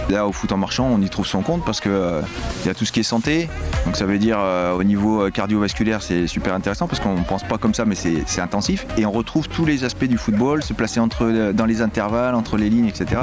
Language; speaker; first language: French; native; French